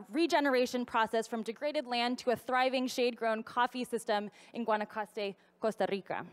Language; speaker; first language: English; native; English